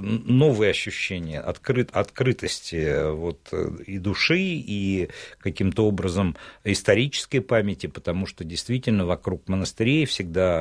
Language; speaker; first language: Russian; native; Russian